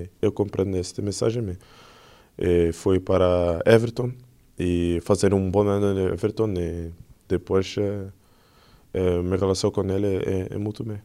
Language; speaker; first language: Portuguese; non-native, learner; French